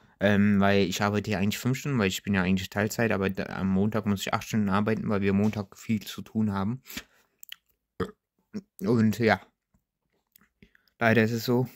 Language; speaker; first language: German; early bilingual, other home language; Turkish